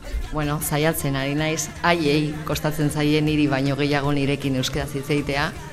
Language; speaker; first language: Basque; non-native, local second language; Spanish